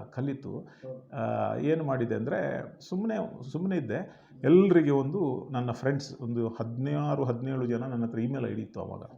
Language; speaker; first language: Kannada; non-native, local second language; Konkani